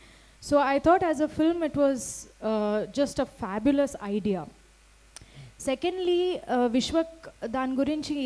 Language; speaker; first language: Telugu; non-native, local second language; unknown